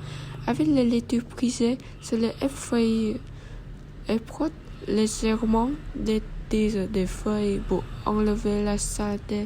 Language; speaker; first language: French; non-native, learner; Vietnamese